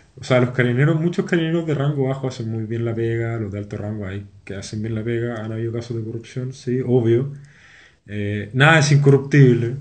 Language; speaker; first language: Spanish; native; Spanish